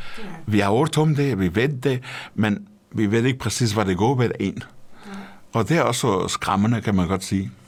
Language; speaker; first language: Danish; non-native, fluent; Portuguese